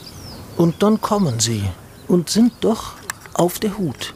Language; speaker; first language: German; native; German